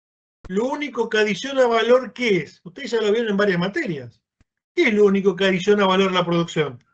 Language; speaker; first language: Spanish; native; Spanish